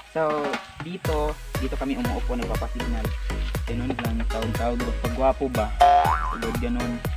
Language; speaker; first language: Filipino; non-native, local second language; Waray